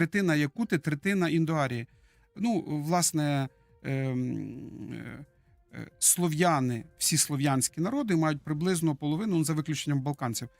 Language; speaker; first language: Ukrainian; native; Ukrainian